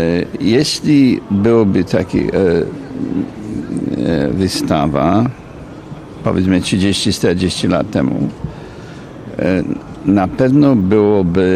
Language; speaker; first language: Polish; non-native, fluent; English